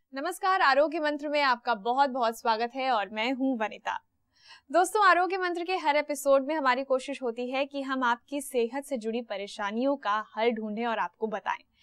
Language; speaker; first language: Hindi; native; Hindi